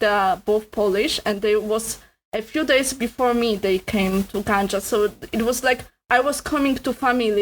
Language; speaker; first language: English; non-native, learner; Polish